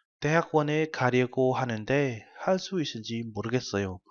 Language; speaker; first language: Korean; non-native, fluent; Vietnamese